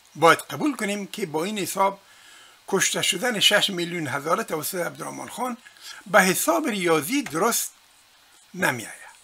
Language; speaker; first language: Persian; non-native, local second language; Pashto